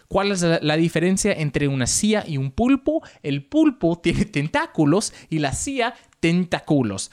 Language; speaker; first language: Spanish; early bilingual, heritage; Spanish